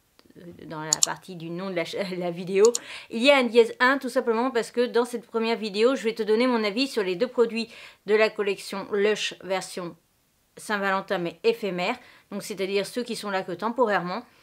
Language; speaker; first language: French; native; French